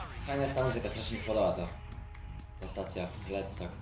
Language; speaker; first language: Polish; native; Polish